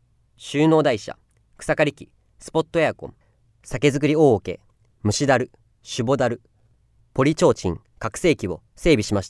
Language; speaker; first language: Japanese; native; Japanese